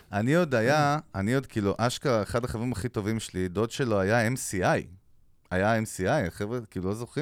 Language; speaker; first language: Hebrew; native; Hebrew